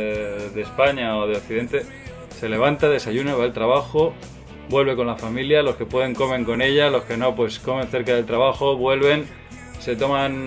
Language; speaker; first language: Spanish; native; Spanish